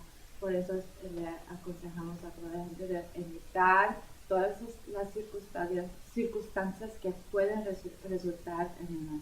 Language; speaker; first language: Spanish; non-native, fluent; English